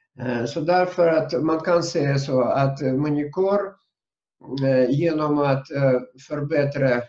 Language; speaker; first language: Swedish; non-native, fluent; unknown